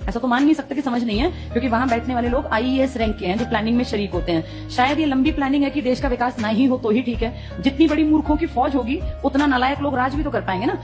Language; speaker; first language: Hindi; native; Hindi